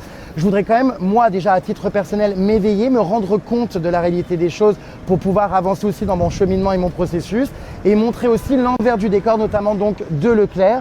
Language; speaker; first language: French; native; French